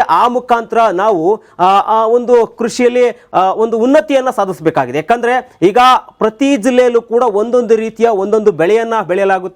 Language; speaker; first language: Kannada; native; Kannada